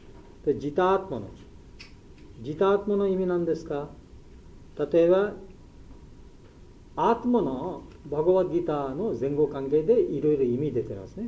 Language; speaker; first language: Japanese; non-native, learner; Bangla